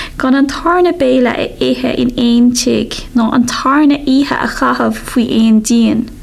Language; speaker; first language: Irish; non-native, local second language; English